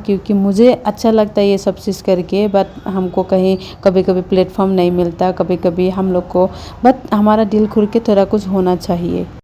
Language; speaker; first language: Hindi; non-native, local second language; Assamese